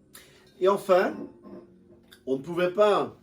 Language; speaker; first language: French; native; French